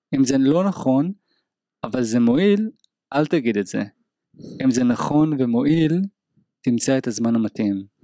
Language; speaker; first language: Hebrew; native; Hebrew